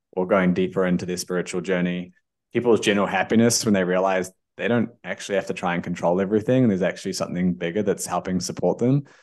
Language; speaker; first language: English; native; English